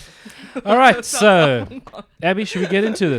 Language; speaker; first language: English; native; English